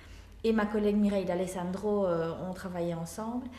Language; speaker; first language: French; native; French